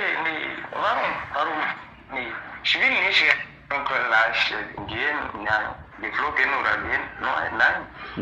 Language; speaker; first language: German; non-native, learner; French